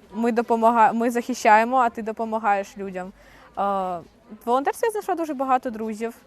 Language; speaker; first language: Ukrainian; native; Ukrainian